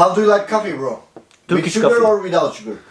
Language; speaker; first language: English; non-native, learner; Spanish